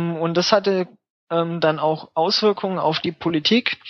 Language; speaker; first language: German; native; German